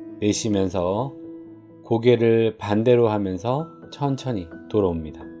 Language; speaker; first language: Korean; native; Korean